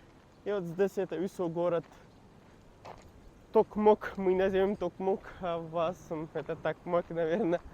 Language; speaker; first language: Russian; non-native, learner; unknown